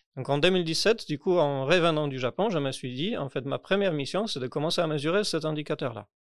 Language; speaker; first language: French; non-native, fluent; Polish